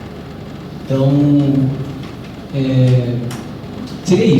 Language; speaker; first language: Portuguese; native; Portuguese